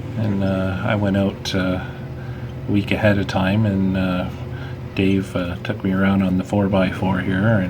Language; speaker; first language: English; native; English